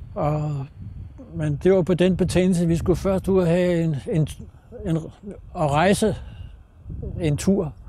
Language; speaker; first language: Danish; native; Danish